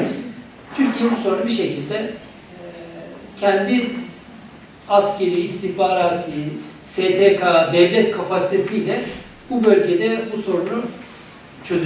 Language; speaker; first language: Turkish; native; Turkish